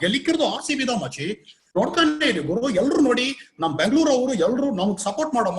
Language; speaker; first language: Kannada; non-native, local second language; Tamil